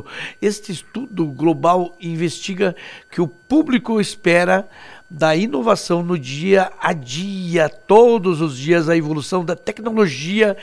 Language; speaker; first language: Portuguese; native; Portuguese